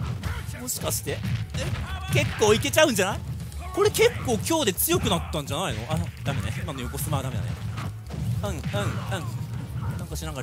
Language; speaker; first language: Japanese; native; Japanese